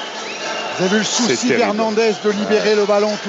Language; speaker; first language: French; native; French